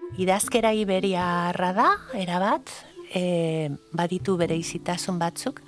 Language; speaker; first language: Basque; non-native, local second language; Spanish